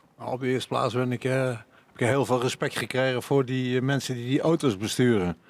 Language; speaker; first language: Dutch; native; Dutch